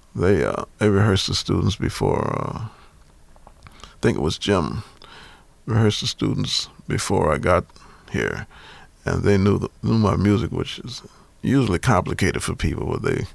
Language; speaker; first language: English; native; English